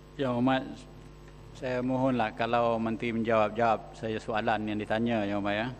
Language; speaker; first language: Malay; non-native, local second language; Chinese